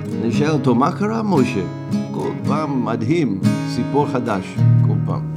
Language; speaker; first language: Hebrew; non-native, fluent; English